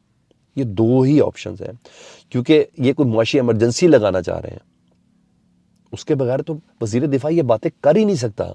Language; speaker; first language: Urdu; native; Urdu